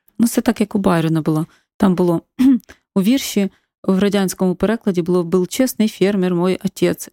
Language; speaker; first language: Ukrainian; native; Ukrainian